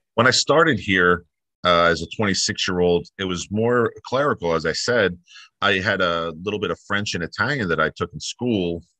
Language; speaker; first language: English; native; English